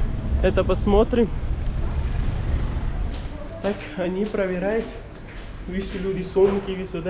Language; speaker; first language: Russian; non-native, learner; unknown